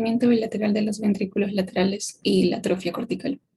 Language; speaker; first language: Spanish; native; Spanish